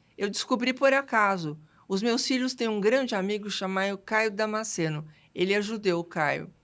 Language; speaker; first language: Portuguese; early bilingual, other home language; French